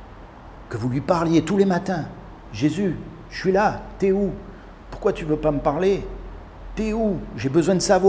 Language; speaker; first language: French; native; French